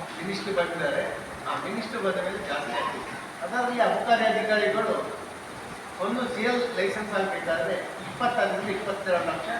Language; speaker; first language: Kannada; non-native, local second language; Tulu